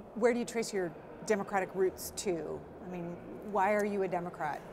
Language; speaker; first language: English; native; English